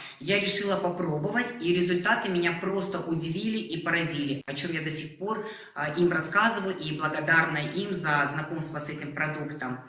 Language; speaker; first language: Russian; native; Russian